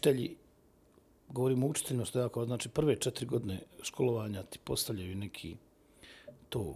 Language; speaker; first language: Serbian; native; Serbian